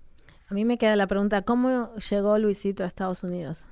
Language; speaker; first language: Spanish; native; Spanish